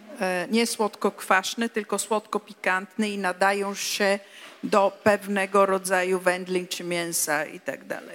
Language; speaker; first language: Polish; non-native, fluent; Italian